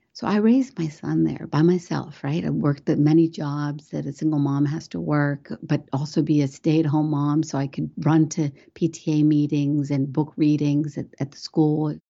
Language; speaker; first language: English; early bilingual, other home language; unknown